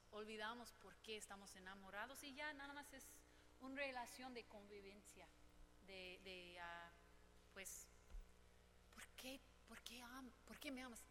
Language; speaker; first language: Spanish; non-native, fluent; English